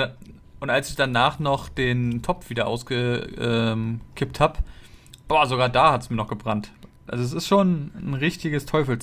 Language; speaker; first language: German; native; German